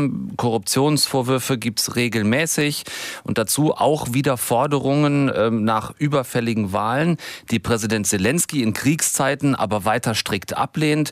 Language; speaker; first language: German; native; German